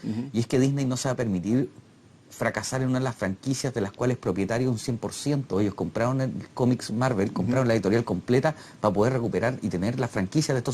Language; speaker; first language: Spanish; native; Spanish